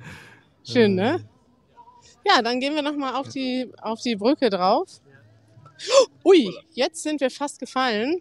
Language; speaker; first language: German; native; German